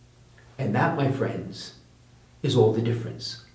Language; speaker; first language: English; native; English